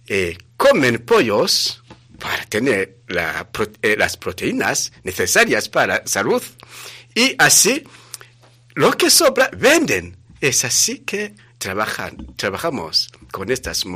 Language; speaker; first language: Spanish; non-native, fluent; Rundi